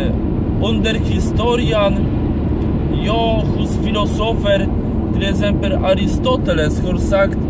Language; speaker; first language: Swedish; non-native, fluent; Polish